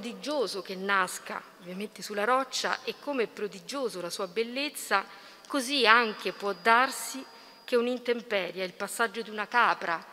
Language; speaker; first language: Italian; native; Italian